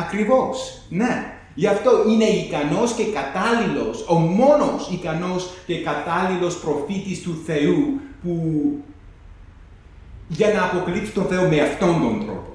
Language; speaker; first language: Greek; non-native, fluent; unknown